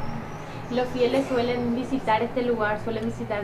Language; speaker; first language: Spanish; native; Spanish